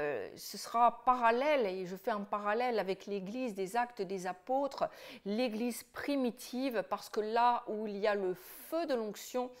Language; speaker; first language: French; native; French